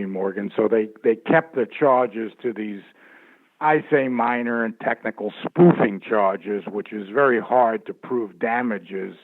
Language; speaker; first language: English; native; English